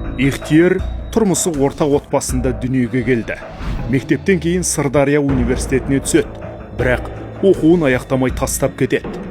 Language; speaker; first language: Kazakh; native; Kazakh